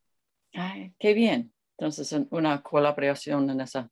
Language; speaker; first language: Spanish; non-native, fluent; English